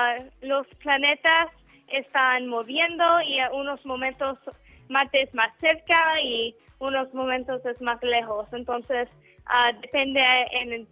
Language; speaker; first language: Spanish; non-native, learner; English